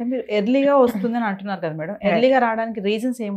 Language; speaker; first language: Telugu; native; Telugu